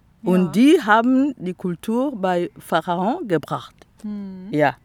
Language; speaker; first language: German; non-native, fluent; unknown